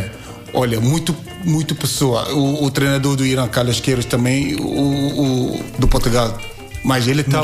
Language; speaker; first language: Portuguese; non-native, learner; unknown